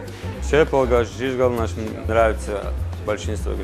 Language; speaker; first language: Russian; non-native, learner; Turkish